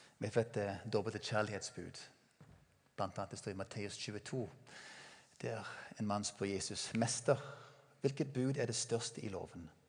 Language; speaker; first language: Norwegian; non-native, fluent; English